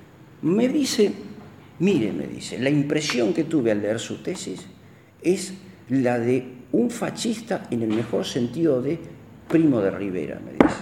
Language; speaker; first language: Spanish; native; Spanish